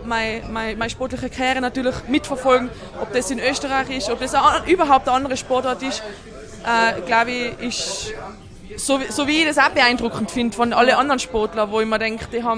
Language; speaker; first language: German; native; German